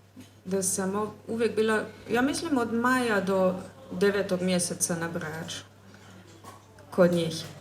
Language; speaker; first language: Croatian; early bilingual, heritage; German